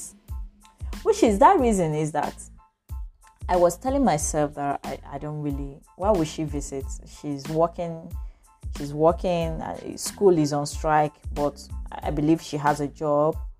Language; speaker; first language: English; non-native, local second language; Igbo